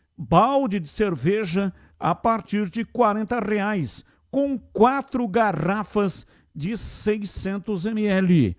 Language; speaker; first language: Portuguese; native; Portuguese